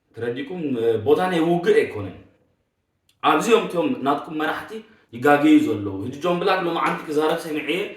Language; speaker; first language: Tigrinya; early bilingual, heritage; Tigrinya